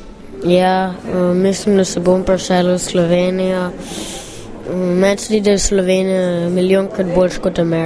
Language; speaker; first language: Slovenian; early bilingual, heritage; English